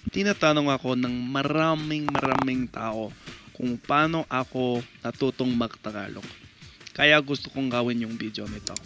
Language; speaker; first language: Filipino; non-native, fluent; English